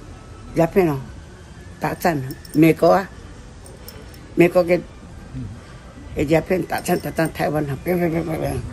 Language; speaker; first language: Japanese; non-native, local second language; Chinese